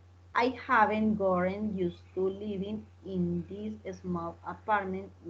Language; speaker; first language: English; non-native, learner; Spanish